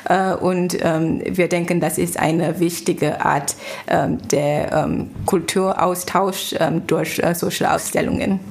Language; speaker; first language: German; non-native, fluent; Chinese